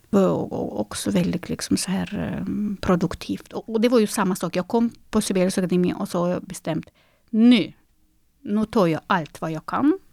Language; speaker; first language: Swedish; non-native, fluent; Russian